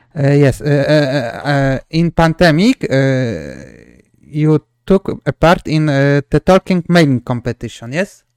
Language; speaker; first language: English; non-native, learner; Polish